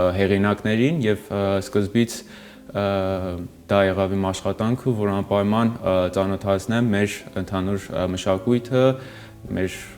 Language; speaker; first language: Armenian; early bilingual, heritage; Armenian